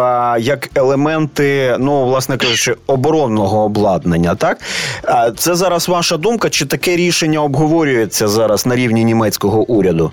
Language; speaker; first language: Ukrainian; native; Ukrainian